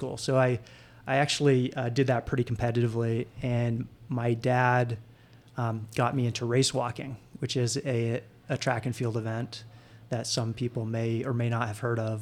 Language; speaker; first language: English; native; English